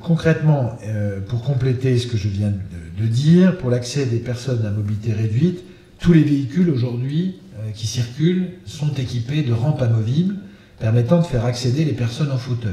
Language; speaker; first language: French; native; French